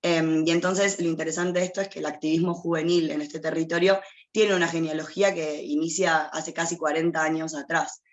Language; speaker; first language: Spanish; native; Spanish